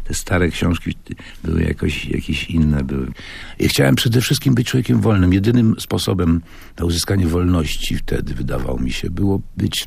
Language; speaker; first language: Polish; native; Polish